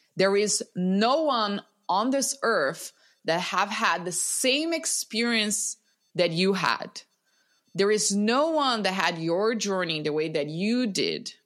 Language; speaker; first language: English; non-native, fluent; Portuguese